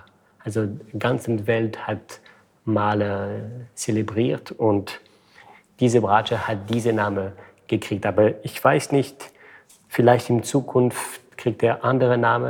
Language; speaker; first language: German; non-native, fluent; French